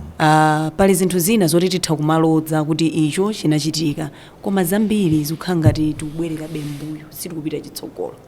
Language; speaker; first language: Nyanja; native; Nyanja